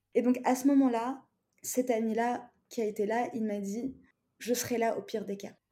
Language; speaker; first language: French; non-native, local second language; Arabic